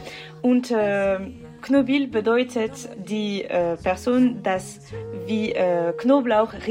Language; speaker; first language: German; non-native, local second language; French